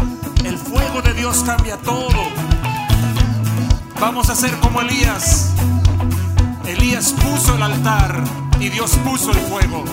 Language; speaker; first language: Spanish; native; Spanish